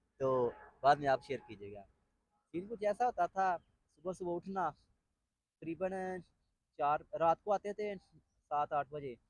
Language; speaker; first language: Urdu; non-native, local second language; Punjabi